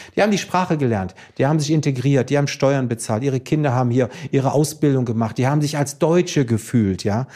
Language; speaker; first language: German; early bilingual, other home language; Greek